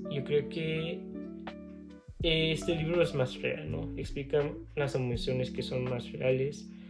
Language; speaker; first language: Spanish; non-native, learner; English